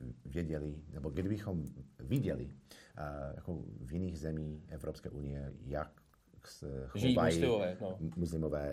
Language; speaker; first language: Czech; non-native, fluent; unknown